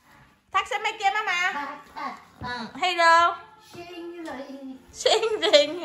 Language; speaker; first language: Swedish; non-native, learner; Vietnamese